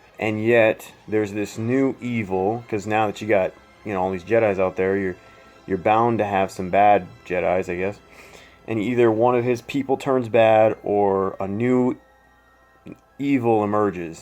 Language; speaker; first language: English; native; English